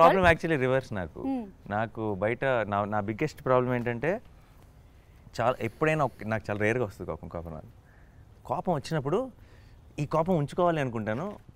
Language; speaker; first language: Telugu; native; Telugu